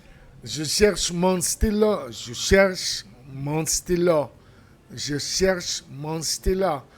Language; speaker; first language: French; non-native, fluent; Spanish